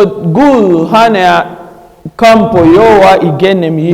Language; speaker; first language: Danish; non-native, learner; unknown